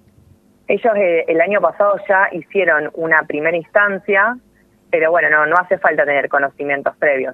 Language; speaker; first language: Spanish; native; Spanish